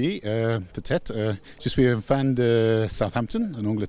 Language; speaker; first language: French; non-native, learner; English